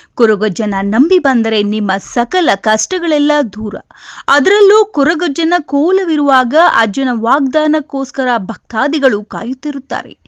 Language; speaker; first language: Kannada; native; Kannada